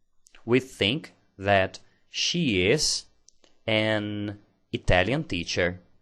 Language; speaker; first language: English; non-native, fluent; Portuguese